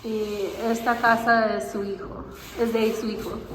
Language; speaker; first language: Spanish; non-native, learner; English